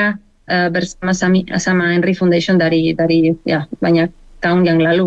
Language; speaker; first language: Indonesian; non-native, learner; Spanish